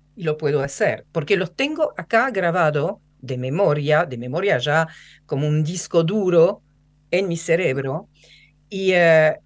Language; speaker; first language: Spanish; non-native, fluent; French